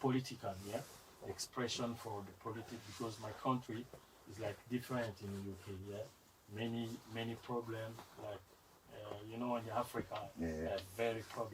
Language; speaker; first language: English; non-native, learner; French